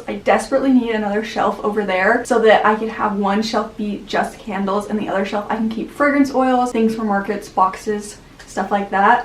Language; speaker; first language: English; native; English